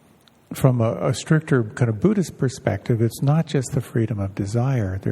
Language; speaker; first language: English; native; English